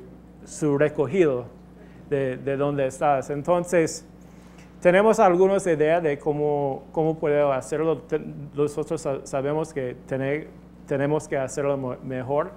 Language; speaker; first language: Spanish; non-native, fluent; English